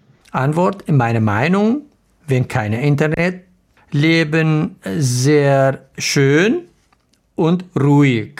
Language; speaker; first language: German; non-native, learner; Arabic